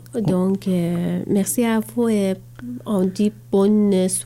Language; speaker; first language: French; non-native, learner; Persian